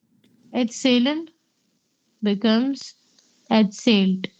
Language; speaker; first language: German; non-native, fluent; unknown